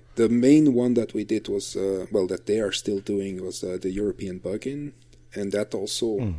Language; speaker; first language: English; non-native, fluent; Dutch